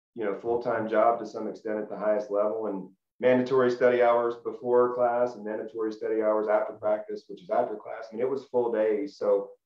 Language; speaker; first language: English; native; English